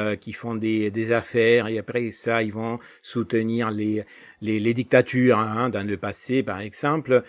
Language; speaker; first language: French; non-native, fluent; Spanish